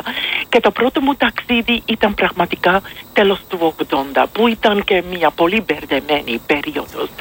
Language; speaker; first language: Greek; non-native, fluent; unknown